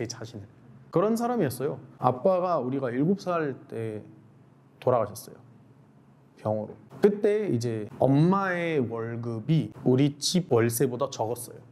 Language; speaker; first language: Korean; non-native, fluent; Arabic